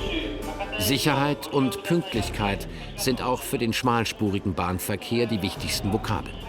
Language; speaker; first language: German; native; German